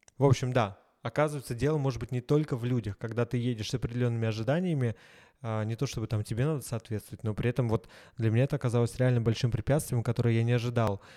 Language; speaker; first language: Russian; native; Russian